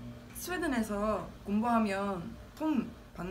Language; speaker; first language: Korean; non-native, learner; Swedish